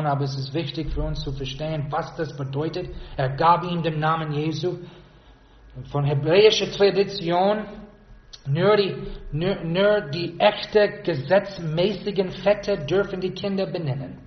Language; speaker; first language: German; non-native, fluent; English